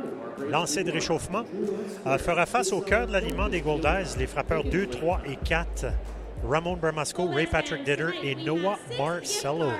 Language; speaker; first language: French; native; French